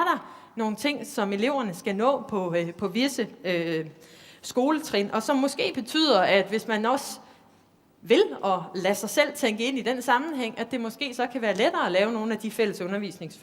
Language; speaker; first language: Danish; native; Danish